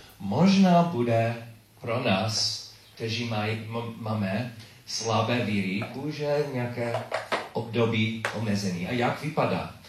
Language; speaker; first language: Czech; non-native, learner; English